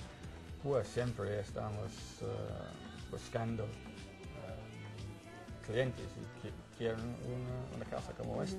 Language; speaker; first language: Spanish; non-native, learner; English